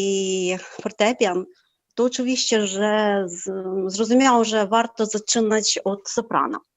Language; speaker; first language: Polish; non-native, fluent; Ukrainian